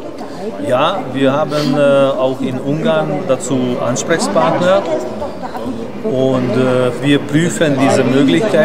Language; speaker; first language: German; non-native, learner; Hungarian